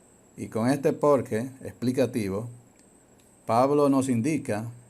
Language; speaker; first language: Spanish; native; Spanish